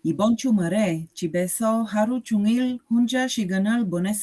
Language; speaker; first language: Korean; non-native, learner; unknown